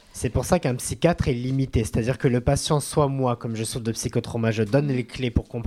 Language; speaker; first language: French; native; French